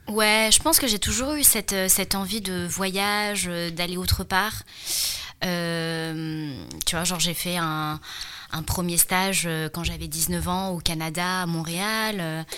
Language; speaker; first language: French; early bilingual, other home language; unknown